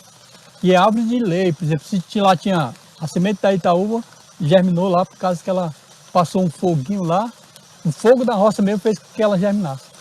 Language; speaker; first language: Portuguese; native; Portuguese